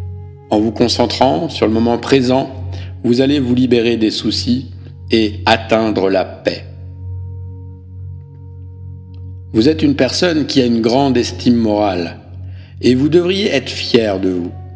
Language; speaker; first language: French; native; French